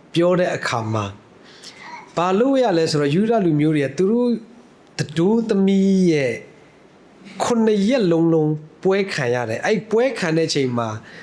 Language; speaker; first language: Burmese; non-native, local second language; Hakha Chin